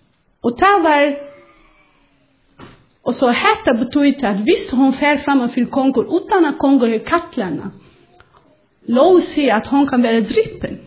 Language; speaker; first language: Norwegian; non-native, learner; Faroese